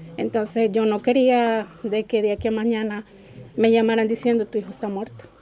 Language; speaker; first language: Spanish; native; Spanish